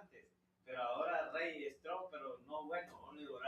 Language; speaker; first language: Spanish; non-native, learner; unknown